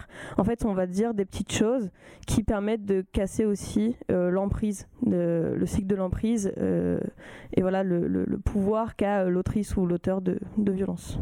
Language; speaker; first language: French; native; French